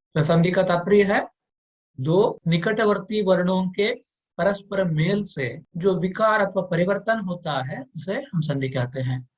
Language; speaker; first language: Hindi; non-native, local second language; Kannada